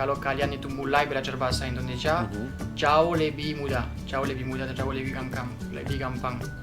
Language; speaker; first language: Indonesian; non-native, fluent; French